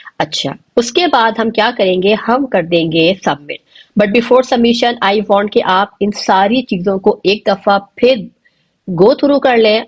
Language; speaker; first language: Urdu; native; Urdu